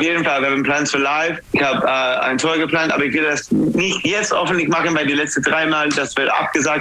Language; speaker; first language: German; non-native, learner; English